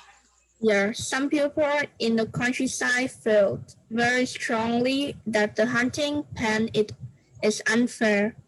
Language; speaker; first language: English; non-native, learner; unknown